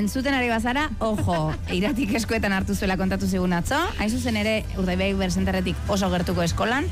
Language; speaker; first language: Basque; native; Basque